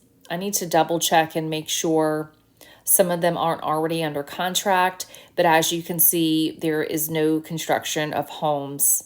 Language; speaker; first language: English; native; English